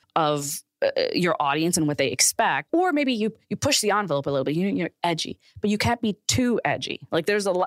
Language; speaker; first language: English; non-native, local second language; Urdu